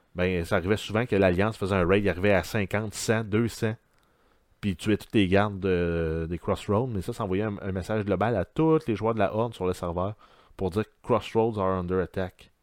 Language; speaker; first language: French; native; French